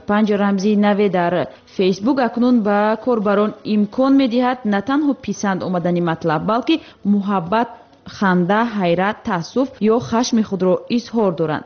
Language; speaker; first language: Tajik; native; Tajik